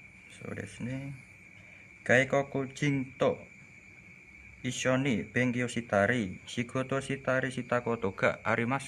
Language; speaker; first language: Japanese; non-native, learner; Indonesian